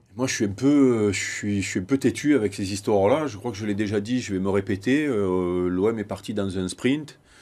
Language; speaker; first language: French; native; French